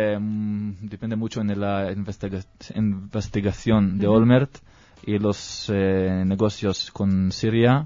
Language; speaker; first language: Spanish; non-native, learner; Hebrew